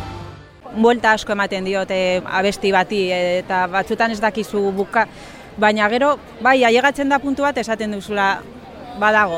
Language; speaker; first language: Basque; non-native, local second language; Spanish